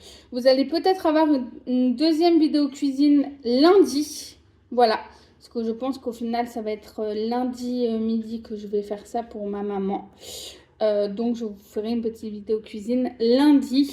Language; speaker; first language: French; native; French